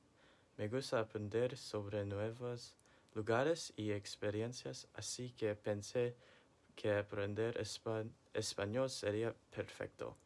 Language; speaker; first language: Spanish; non-native, learner; English